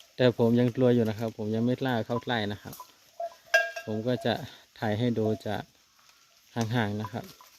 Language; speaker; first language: Thai; non-native, local second language; Karen languages